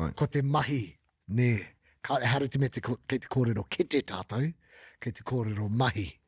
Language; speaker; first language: Māori; non-native, local second language; English